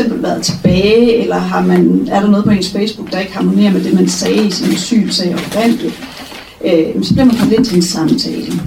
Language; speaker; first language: Danish; native; Danish